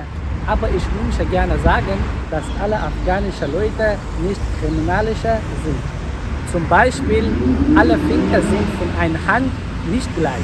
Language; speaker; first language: German; non-native, learner; Pashto